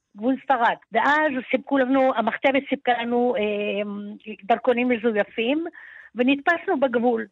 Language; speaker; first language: Hebrew; early bilingual, other home language; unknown